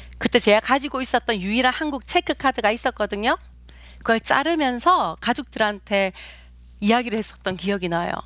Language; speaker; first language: Korean; native; Korean